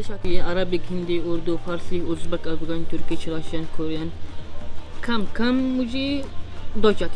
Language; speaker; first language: Hindi; non-native, learner; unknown